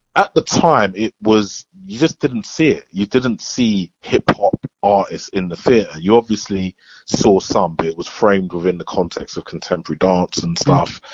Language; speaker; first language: English; native; English